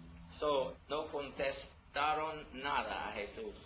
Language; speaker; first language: Spanish; non-native, learner; English